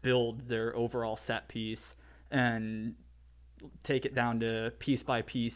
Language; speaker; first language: English; native; English